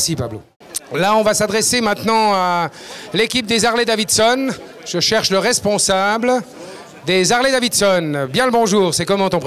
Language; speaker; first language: French; native; French